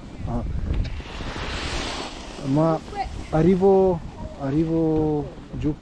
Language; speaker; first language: Italian; non-native, learner; Romanian